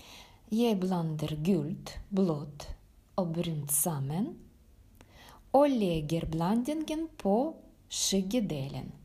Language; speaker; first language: Norwegian; non-native, fluent; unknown